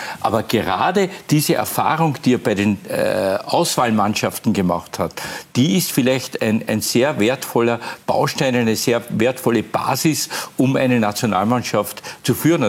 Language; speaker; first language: German; native; German